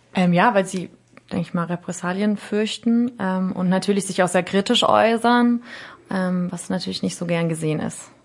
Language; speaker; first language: German; native; German